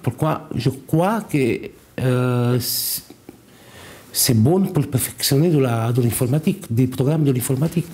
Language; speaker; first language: French; non-native, learner; Italian